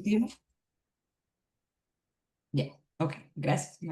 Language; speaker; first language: Spanish; early bilingual, heritage; Spanish